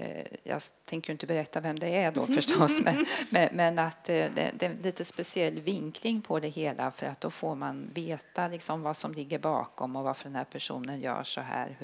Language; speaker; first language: Swedish; native; Swedish